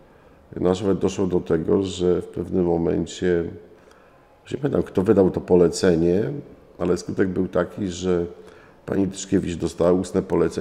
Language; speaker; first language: Polish; native; Polish